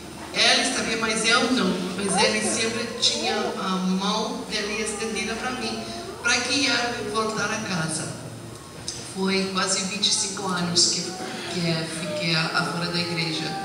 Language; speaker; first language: Portuguese; non-native, learner; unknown